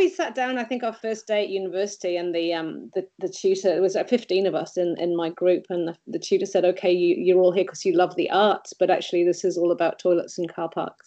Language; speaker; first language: English; native; English